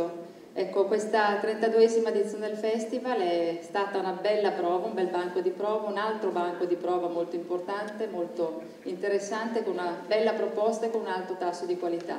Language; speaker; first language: Italian; native; Italian